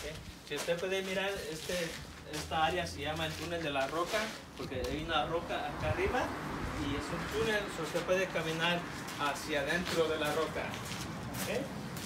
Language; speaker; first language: Spanish; early bilingual, heritage; Spanish